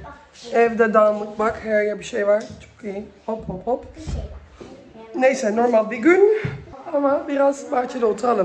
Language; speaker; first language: Turkish; early bilingual, heritage; Turkish